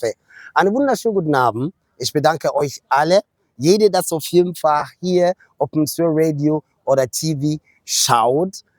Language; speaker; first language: German; non-native, fluent; Akan